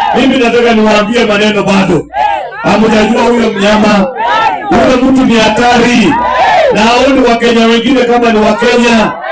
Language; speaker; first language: Swahili; non-native, local second language; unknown